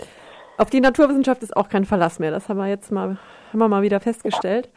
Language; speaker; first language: German; native; German